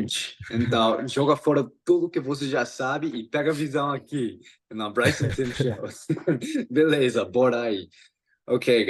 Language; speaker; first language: Portuguese; non-native, fluent; English